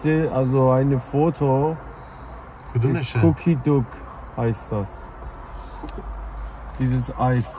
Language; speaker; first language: German; non-native, learner; Persian